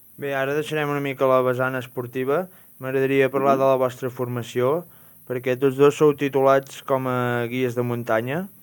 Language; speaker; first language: Catalan; native; Catalan